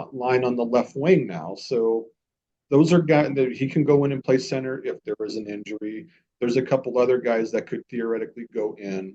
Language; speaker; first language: English; native; English